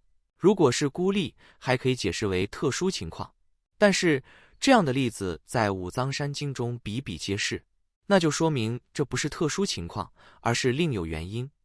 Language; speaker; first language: Chinese; native; Chinese